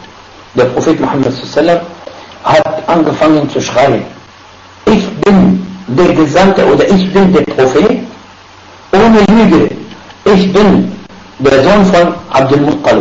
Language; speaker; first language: German; non-native, fluent; Arabic